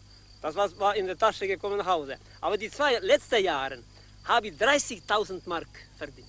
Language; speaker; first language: German; non-native, learner; Croatian